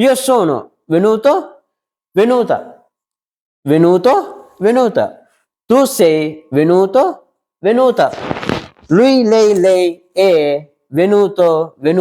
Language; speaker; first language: Italian; non-native, fluent; Sinhala